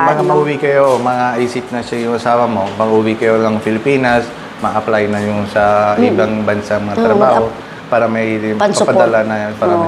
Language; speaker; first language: Filipino; non-native, learner; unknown